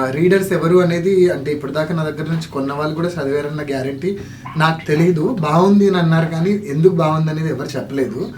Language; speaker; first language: Telugu; non-native, local second language; Lambadi